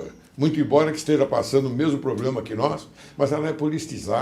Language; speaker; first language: Portuguese; native; Portuguese